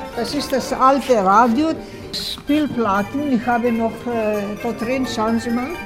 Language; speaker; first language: German; non-native, learner; Greek